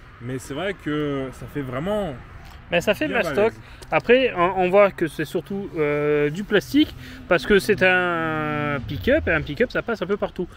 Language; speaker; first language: French; native; French